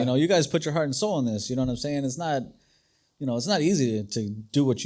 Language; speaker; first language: English; native; English